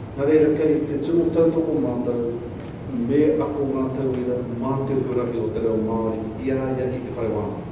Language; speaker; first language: Māori; non-native, local second language; English